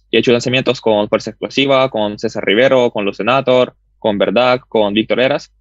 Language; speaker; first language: Spanish; early bilingual, other home language; Russian